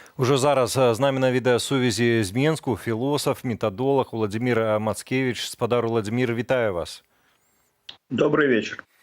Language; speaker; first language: Belarusian; native; Belarusian